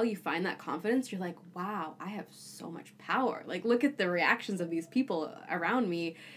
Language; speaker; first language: English; native; English